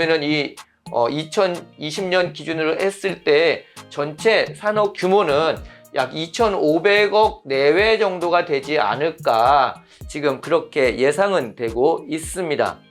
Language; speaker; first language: Korean; native; Korean